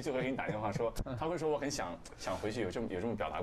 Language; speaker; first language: Chinese; native; Chinese